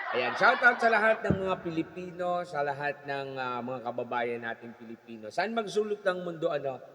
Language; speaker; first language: Filipino; non-native, local second language; Bikol